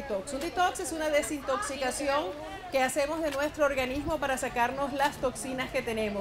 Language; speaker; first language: Spanish; native; Spanish